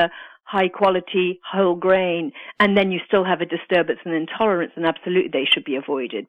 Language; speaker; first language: English; native; English